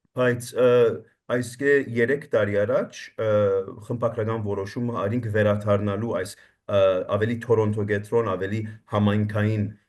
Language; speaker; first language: Armenian; early bilingual, heritage; Armenian